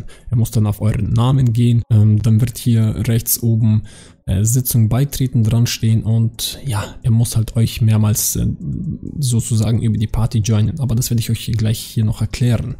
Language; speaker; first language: German; native; German